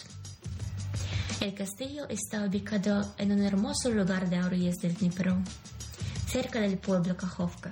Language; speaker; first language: Spanish; non-native, fluent; Ukrainian